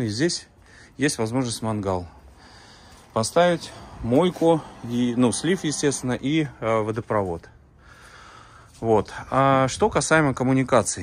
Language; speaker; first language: Russian; native; Russian